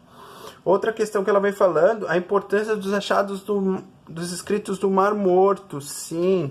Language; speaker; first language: Portuguese; native; Portuguese